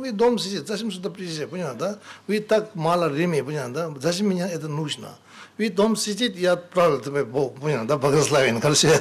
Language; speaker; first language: Russian; non-native, learner; Tibetan